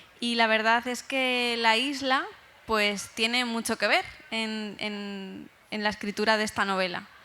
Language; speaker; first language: Spanish; native; Spanish